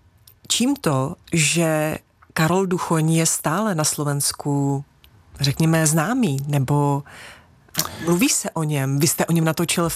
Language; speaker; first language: Czech; native; Czech